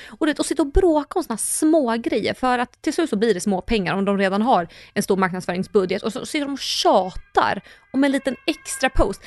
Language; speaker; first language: Swedish; early bilingual, other home language; Russian